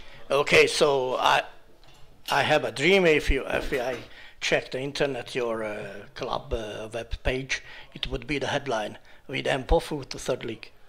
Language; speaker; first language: English; non-native, learner; Hungarian